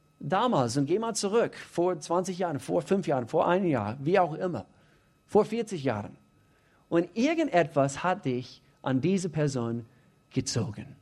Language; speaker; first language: German; non-native, fluent; English